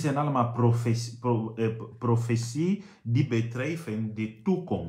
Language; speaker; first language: Dutch; non-native, fluent; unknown